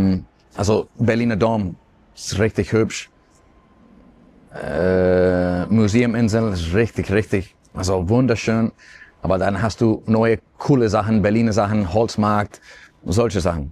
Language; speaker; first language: German; non-native, fluent; Spanish